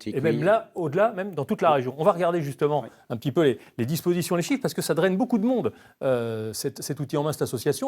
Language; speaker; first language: French; native; French